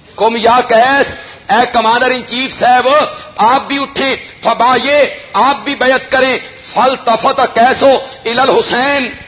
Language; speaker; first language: Urdu; non-native, local second language; Punjabi